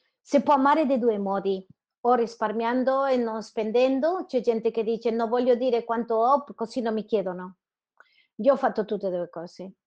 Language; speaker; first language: Italian; non-native, fluent; Spanish